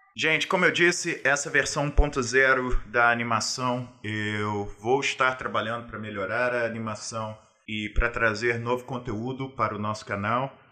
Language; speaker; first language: Portuguese; native; Portuguese